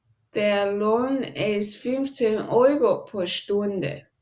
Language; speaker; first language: German; non-native, learner; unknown